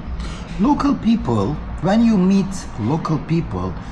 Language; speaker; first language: English; non-native, learner; Turkish